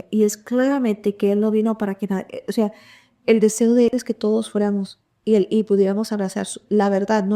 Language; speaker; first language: Spanish; early bilingual, heritage; Spanish